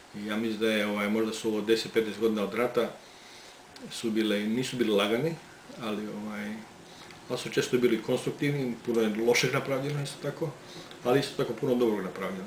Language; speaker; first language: Croatian; native; Croatian